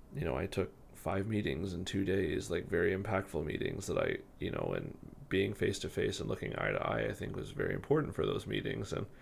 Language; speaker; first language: English; native; English